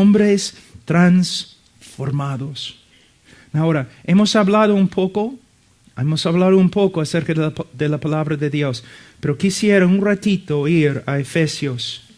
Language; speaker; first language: Spanish; non-native, fluent; English